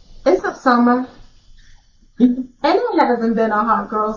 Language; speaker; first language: English; native; English